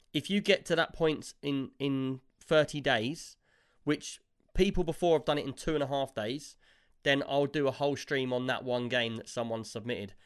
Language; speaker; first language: English; native; English